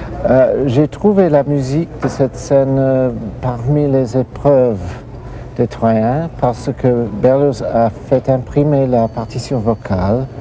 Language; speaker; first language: French; non-native, fluent; English